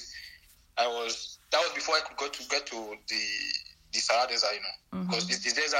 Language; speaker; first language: English; non-native, local second language; Bini